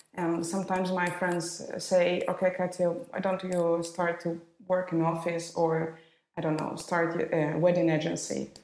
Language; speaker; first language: English; non-native, fluent; Russian